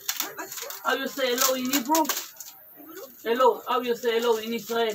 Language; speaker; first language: English; non-native, learner; Hebrew